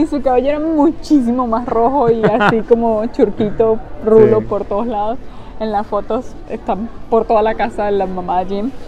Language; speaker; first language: Spanish; native; Spanish